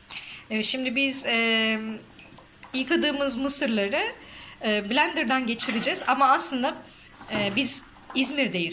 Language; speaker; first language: Turkish; native; Turkish